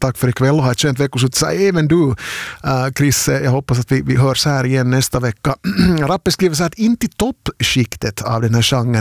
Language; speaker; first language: Swedish; native; Swedish